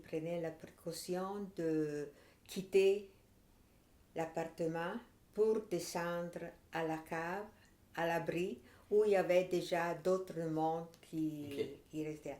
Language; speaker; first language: French; non-native, fluent; Italian